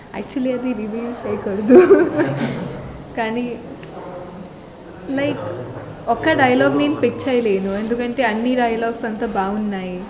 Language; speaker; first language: Telugu; non-native, learner; Tulu